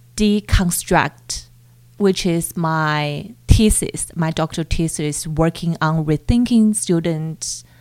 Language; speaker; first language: English; non-native, fluent; Chinese